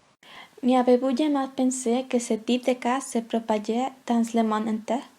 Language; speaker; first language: French; non-native, learner; Spanish